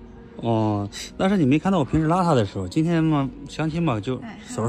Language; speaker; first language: Chinese; native; Chinese